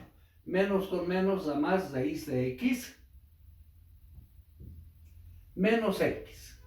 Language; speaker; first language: Spanish; native; Spanish